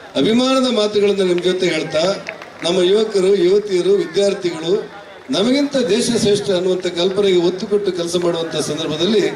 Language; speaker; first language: Kannada; native; Kannada